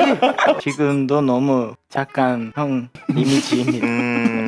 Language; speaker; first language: Korean; non-native, learner; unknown